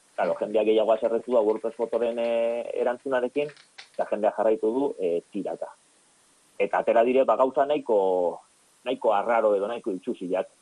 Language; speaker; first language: Basque; native; Basque